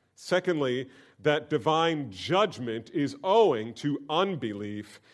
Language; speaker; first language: English; native; English